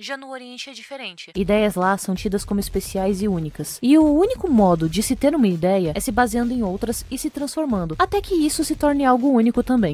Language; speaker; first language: Portuguese; native; Portuguese